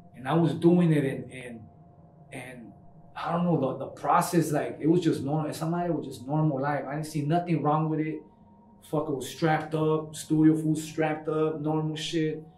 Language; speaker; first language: English; native; English